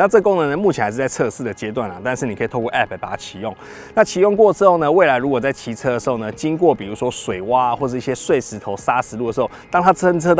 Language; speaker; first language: Chinese; native; Chinese